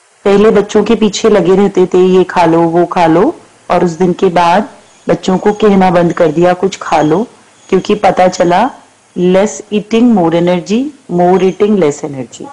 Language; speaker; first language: Hindi; native; Hindi